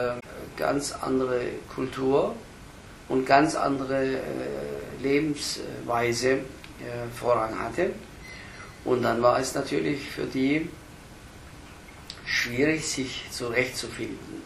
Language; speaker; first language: German; early bilingual, other home language; Turkish